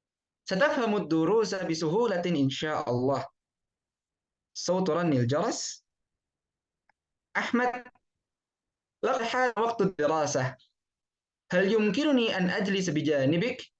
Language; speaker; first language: Arabic; non-native, fluent; Indonesian